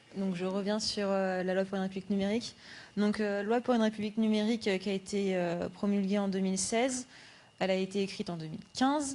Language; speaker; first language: French; native; French